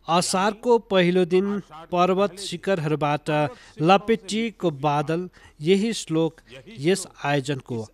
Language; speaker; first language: Nepali; native; Nepali